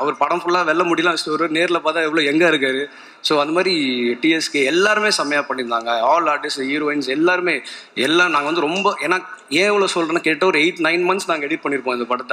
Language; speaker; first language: Tamil; native; Tamil